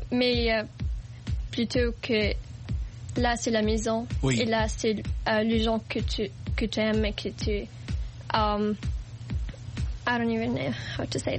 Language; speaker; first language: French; non-native, fluent; English